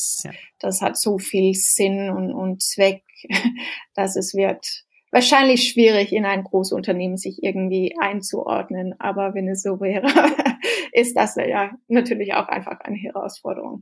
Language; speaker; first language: German; non-native, fluent; Danish